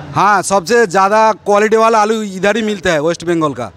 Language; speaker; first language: Hindi; non-native, local second language; Bangla